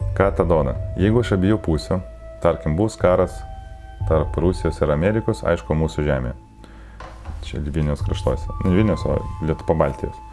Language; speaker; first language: Lithuanian; non-native, local second language; Polish